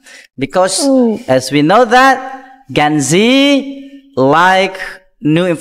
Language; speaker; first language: English; non-native, fluent; Indonesian